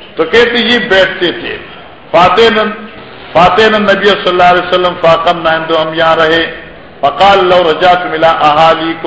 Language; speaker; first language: Urdu; non-native, local second language; Northern Hindko